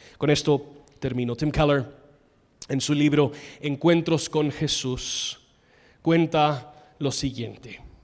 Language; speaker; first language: Spanish; non-native, fluent; English